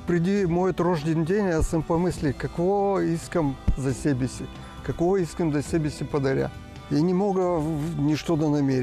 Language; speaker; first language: Bulgarian; non-native, learner; Russian